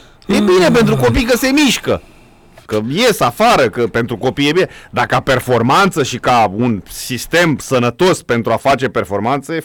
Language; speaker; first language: Romanian; native; Romanian